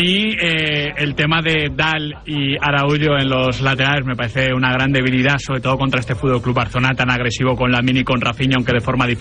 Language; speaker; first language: Spanish; native; Spanish